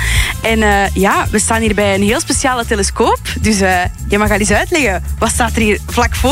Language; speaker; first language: Dutch; native; Dutch